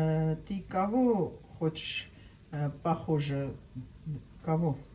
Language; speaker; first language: Russian; non-native, fluent; Armenian